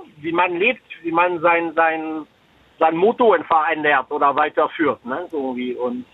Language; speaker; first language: German; non-native, fluent; French